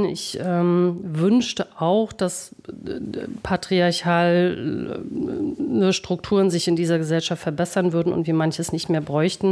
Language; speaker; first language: German; native; German